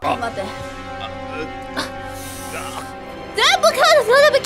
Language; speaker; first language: Japanese; non-native, learner; English